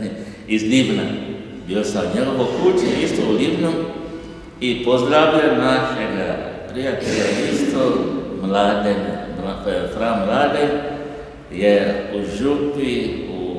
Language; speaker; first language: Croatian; non-native, learner; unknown